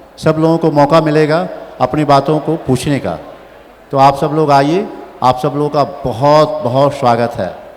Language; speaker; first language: Hindi; native; Hindi